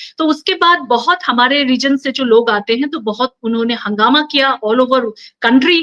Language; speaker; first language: Hindi; non-native, local second language; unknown